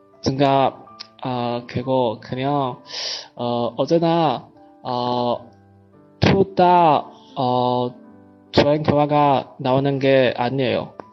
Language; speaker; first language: Korean; non-native, learner; Chinese